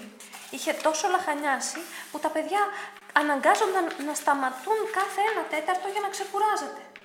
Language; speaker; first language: Greek; native; Greek